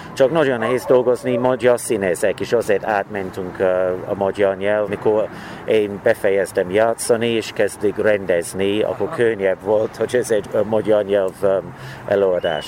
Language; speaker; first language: Hungarian; non-native, learner; English